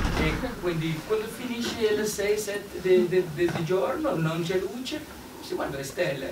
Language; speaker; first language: Italian; non-native, learner; Portuguese